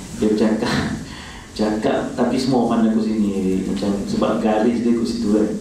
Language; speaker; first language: Malay; native; Malay